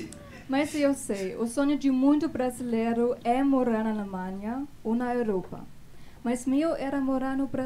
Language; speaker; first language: Portuguese; non-native, fluent; German